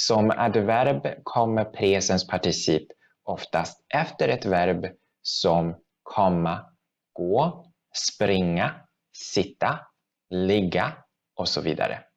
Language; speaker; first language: Swedish; non-native, fluent; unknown